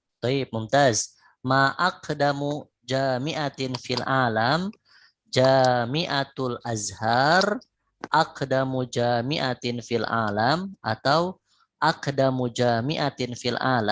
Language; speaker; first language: Arabic; non-native, fluent; Indonesian